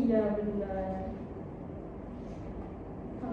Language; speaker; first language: Indonesian; native; Indonesian